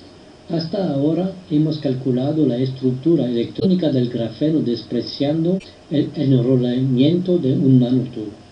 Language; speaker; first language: Spanish; non-native, fluent; French